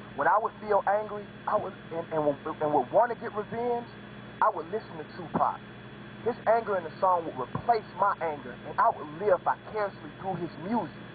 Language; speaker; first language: English; native; English